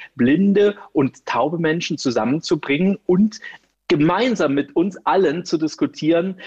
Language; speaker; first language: German; native; German